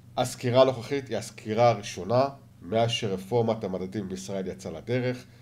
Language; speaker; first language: Hebrew; native; Hebrew